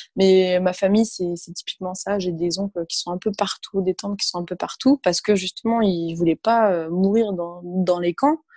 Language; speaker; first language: French; early bilingual, other home language; Arabic